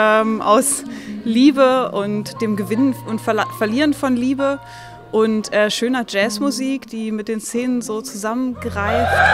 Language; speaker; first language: German; native; German